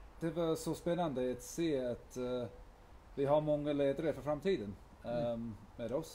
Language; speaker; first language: Swedish; non-native, fluent; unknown